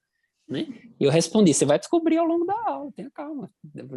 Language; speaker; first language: Portuguese; native; Portuguese